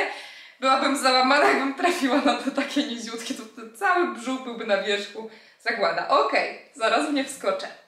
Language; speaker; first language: Polish; native; Polish